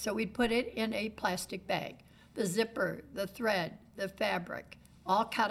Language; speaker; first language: English; native; English